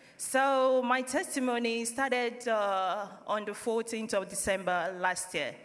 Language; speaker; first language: English; non-native, local second language; Yoruba